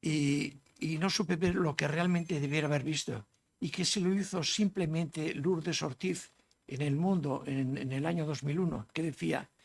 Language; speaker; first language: Spanish; native; Spanish